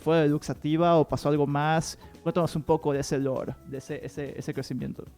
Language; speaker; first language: Spanish; native; Spanish